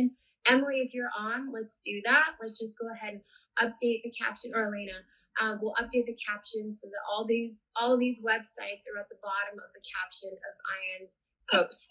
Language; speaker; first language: English; native; English